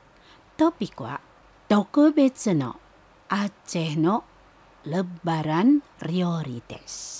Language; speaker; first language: Japanese; non-native, fluent; Indonesian